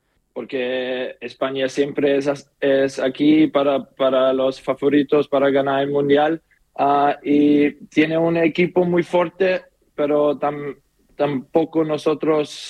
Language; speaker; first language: Spanish; non-native, learner; German